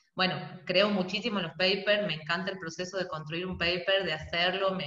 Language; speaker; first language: Spanish; native; Spanish